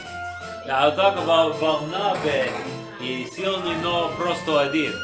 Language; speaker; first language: Russian; non-native, learner; English